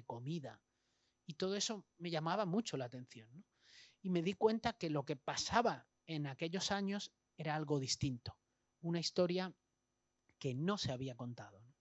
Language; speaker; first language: Spanish; native; Spanish